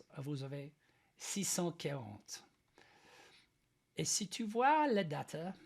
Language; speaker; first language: French; non-native, learner; English